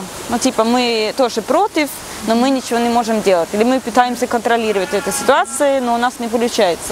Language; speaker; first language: Russian; non-native, fluent; Swedish